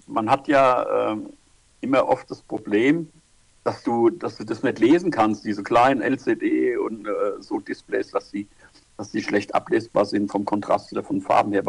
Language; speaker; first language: German; native; German